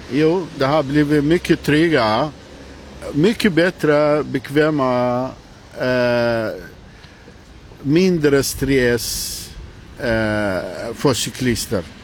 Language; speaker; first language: Swedish; non-native, fluent; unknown